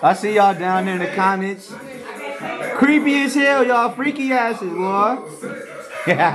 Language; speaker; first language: English; early bilingual, other home language; Spanish